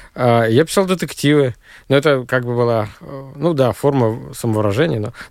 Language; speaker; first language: Russian; native; Russian